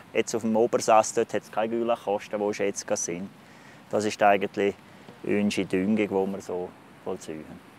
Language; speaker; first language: German; native; German